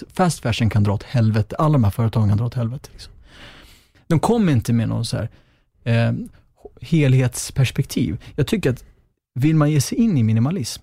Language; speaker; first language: Swedish; early bilingual, other home language; Kurdish